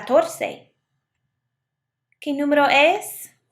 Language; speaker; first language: Spanish; non-native, fluent; English